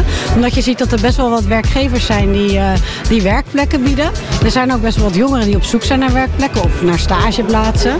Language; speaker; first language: Dutch; native; Dutch